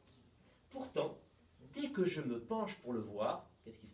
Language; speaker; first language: French; native; French